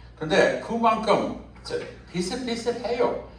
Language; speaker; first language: Korean; non-native, fluent; English